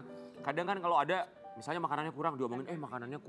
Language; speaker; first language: Indonesian; native; Indonesian